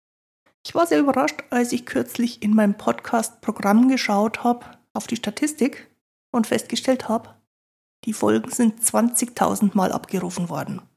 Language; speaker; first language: German; native; German